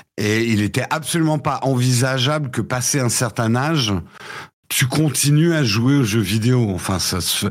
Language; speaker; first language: French; early bilingual, other home language; English